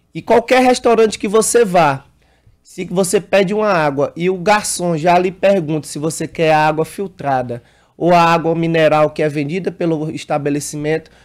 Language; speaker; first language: Portuguese; native; Portuguese